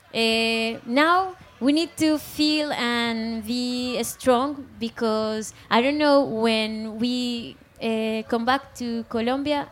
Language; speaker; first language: English; non-native, learner; Spanish